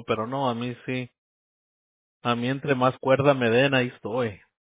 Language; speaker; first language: Spanish; early bilingual, heritage; Spanish